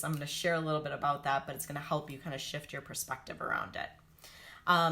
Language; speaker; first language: English; native; English